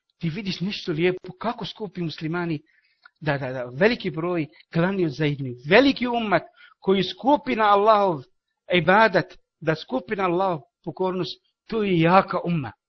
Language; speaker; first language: Bosnian; non-native, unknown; Arabic